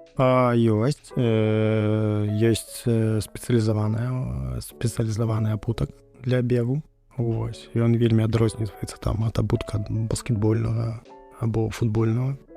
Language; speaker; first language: Belarusian; non-native, local second language; Russian